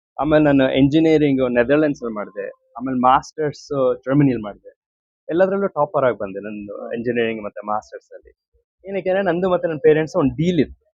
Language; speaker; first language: Kannada; early bilingual, heritage; Kannada